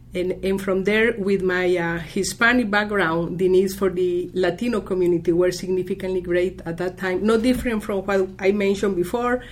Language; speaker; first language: English; non-native, fluent; Spanish